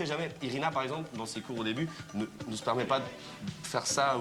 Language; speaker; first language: French; native; French